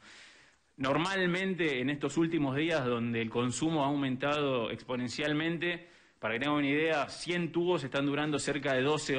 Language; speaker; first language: Spanish; native; Spanish